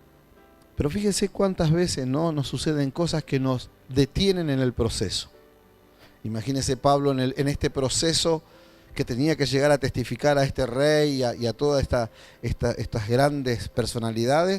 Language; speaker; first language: Spanish; native; Spanish